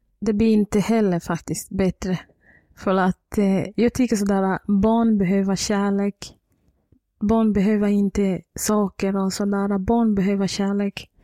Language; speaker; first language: Swedish; non-native, fluent; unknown